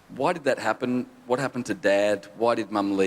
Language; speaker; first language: English; native; English